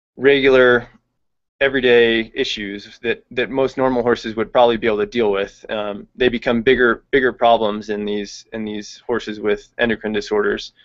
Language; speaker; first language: English; native; English